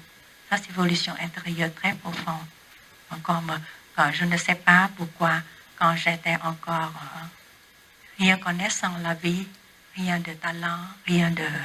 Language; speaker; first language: French; non-native, learner; Vietnamese